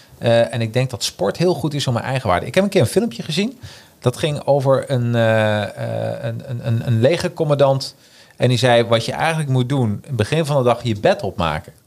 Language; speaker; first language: Dutch; native; Dutch